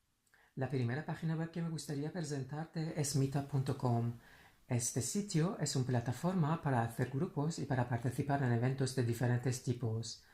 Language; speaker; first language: Spanish; non-native, fluent; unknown